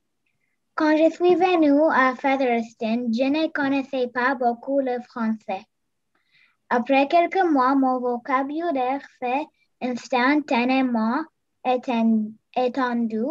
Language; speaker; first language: French; non-native, local second language; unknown